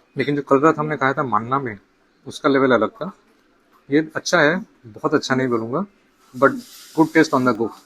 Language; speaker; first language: Hindi; non-native, local second language; Bangla